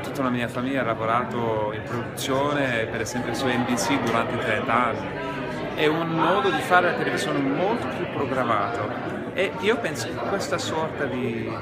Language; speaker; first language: Italian; non-native, fluent; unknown